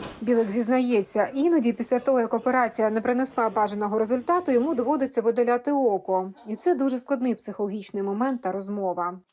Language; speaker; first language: Ukrainian; native; Ukrainian